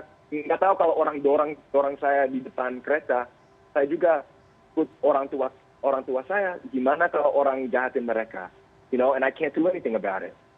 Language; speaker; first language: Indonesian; early bilingual, heritage; Indonesian